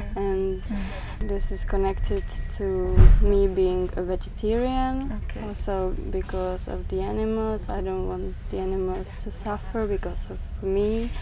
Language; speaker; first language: English; non-native, fluent; Czech